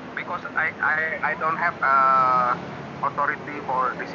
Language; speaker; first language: English; non-native, learner; Indonesian